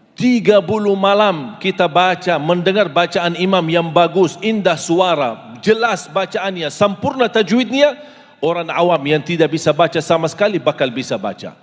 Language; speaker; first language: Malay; non-native, fluent; Arabic